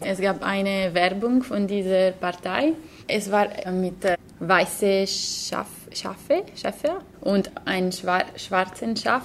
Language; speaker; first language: German; non-native, fluent; Slovenian